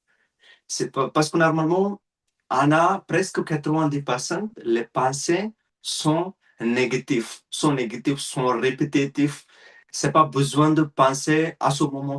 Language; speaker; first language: French; non-native, learner; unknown